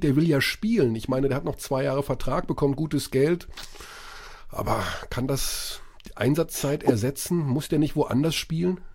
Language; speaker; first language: German; native; German